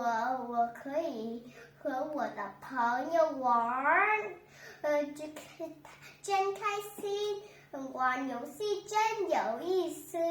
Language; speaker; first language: Chinese; non-native, learner; Vietnamese